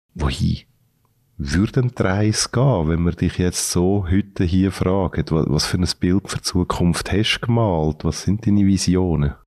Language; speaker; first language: German; native; German